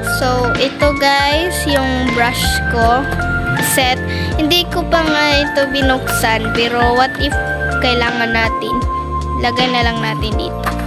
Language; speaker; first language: Filipino; non-native, local second language; Cebuano